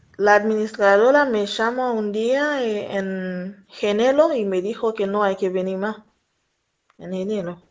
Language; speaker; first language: Spanish; non-native, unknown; Haitian Creole